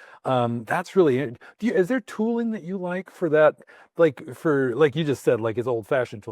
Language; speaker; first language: English; native; English